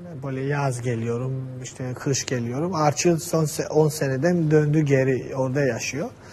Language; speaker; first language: Turkish; non-native, fluent; Georgian